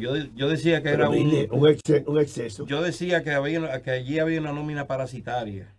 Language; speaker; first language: Spanish; native; Spanish